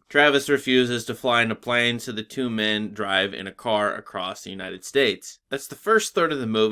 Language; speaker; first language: English; native; English